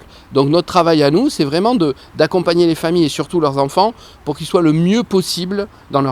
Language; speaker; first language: French; native; French